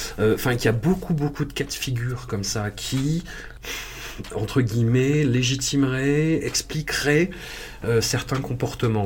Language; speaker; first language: French; native; French